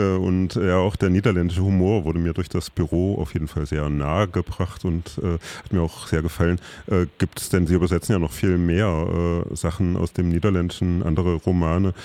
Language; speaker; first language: German; native; German